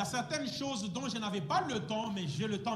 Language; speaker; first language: French; non-native, fluent; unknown